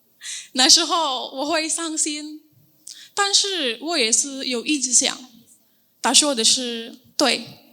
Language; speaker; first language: Chinese; non-native, learner; Indonesian